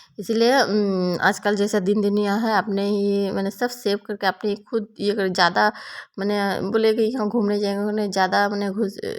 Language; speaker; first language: Hindi; non-native, local second language; Bangla